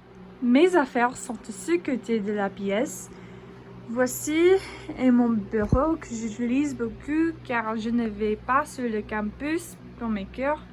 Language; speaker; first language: French; non-native, learner; English